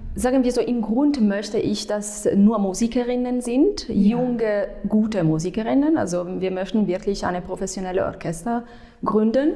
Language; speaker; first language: German; non-native, fluent; Italian